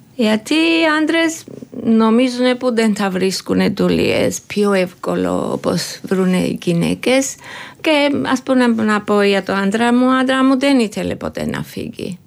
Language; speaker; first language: Greek; non-native, learner; Georgian